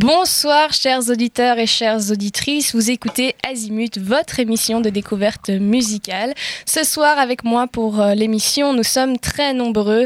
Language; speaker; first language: French; native; French